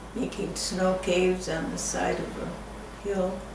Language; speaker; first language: English; native; English